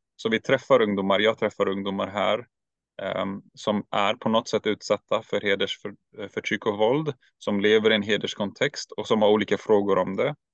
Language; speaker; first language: Swedish; early bilingual, other home language; Turkish